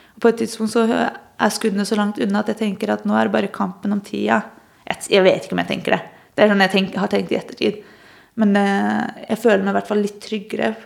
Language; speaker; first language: Norwegian; early bilingual, other home language; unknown